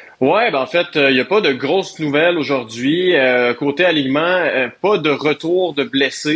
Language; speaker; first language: French; native; French